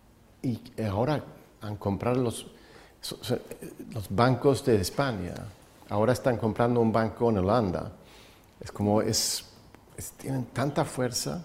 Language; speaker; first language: Spanish; non-native, fluent; Swedish